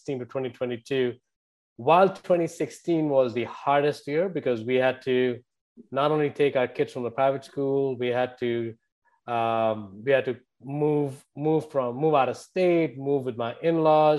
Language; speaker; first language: English; non-native, local second language; Hindi